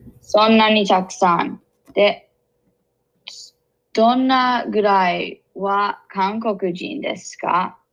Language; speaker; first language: Japanese; non-native, learner; English